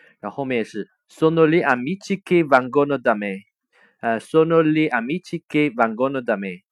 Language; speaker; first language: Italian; non-native, learner; Chinese